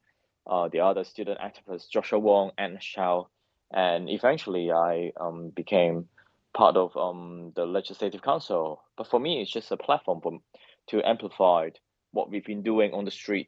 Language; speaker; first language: English; non-native, local second language; Cantonese